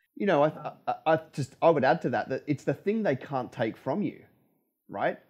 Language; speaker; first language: English; native; English